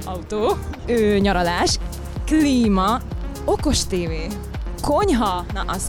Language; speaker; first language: Hungarian; native; Hungarian